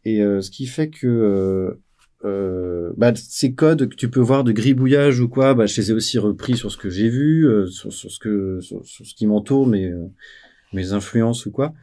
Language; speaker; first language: French; native; French